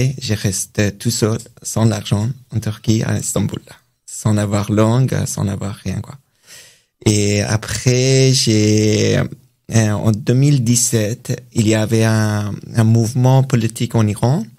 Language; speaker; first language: French; non-native, learner; Persian